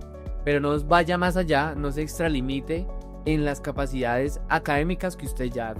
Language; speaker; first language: Spanish; native; Spanish